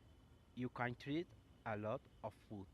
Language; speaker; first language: English; non-native, learner; Spanish